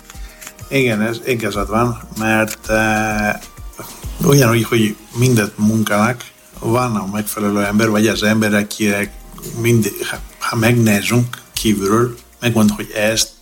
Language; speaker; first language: Hungarian; non-native, learner; Greek